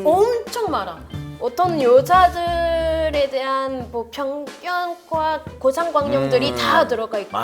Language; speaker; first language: Korean; non-native, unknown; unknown